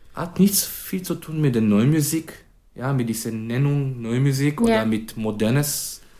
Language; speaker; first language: German; non-native, fluent; Hebrew